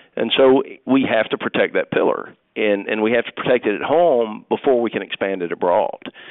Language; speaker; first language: English; native; English